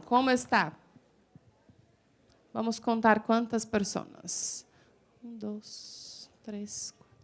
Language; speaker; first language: Spanish; non-native, fluent; Portuguese